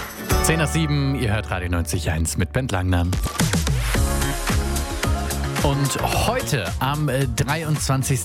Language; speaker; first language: German; native; German